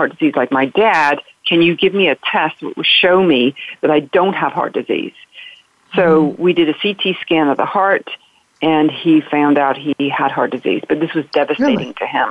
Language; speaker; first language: English; native; English